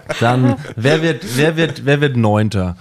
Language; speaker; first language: German; native; German